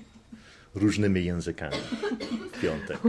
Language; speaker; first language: Polish; non-native, fluent; English